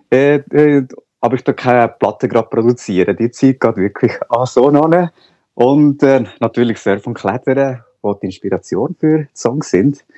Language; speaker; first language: Swiss German; non-native, local second language; Spanish